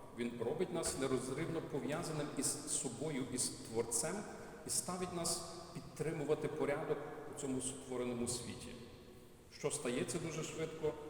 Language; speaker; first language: Ukrainian; native; Ukrainian